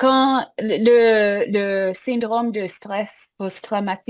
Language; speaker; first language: French; non-native, fluent; English